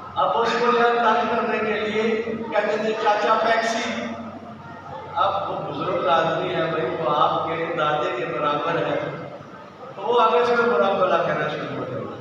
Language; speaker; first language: Urdu; non-native, local second language; Punjabi